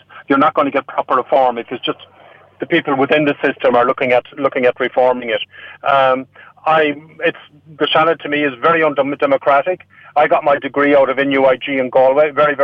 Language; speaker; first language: English; non-native, local second language; Irish